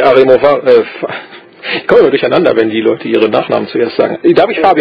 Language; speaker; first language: German; native; German